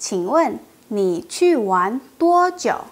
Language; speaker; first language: Chinese; non-native, fluent; Indonesian